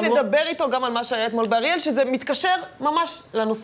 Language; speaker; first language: Hebrew; native; Hebrew